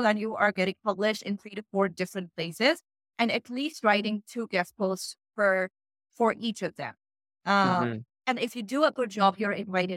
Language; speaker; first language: English; non-native, local second language; Urdu